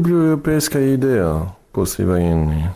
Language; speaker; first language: Russian; non-native, fluent; English